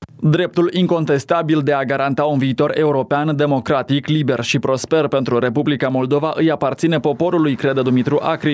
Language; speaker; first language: Romanian; native; Romanian